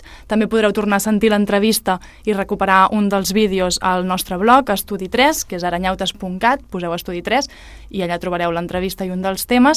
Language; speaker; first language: Catalan; native; Catalan